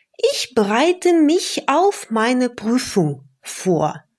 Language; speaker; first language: German; non-native, fluent; Russian